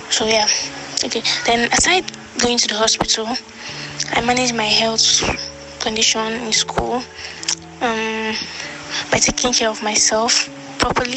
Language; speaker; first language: English; non-native, local second language; Yoruba